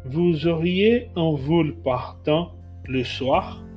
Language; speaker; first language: French; non-native, fluent; Portuguese